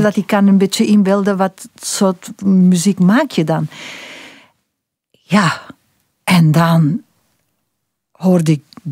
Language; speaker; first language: Dutch; non-native, fluent; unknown